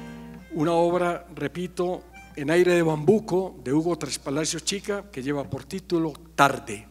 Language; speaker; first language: Spanish; native; Spanish